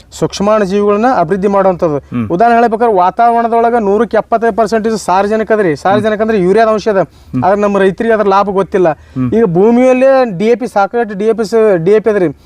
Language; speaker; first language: Kannada; non-native, local second language; Marathi